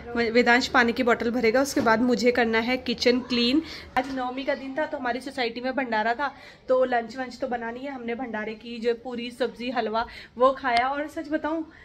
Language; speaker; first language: Hindi; native; Hindi